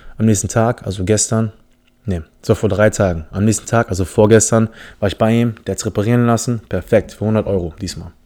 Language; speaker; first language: German; early bilingual, other home language; English